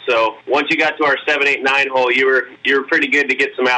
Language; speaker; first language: English; native; English